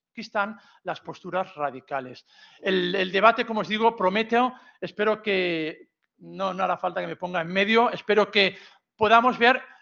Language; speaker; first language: Spanish; non-native, local second language; Catalan